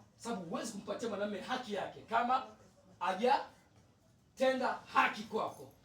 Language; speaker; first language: Swahili; native; Swahili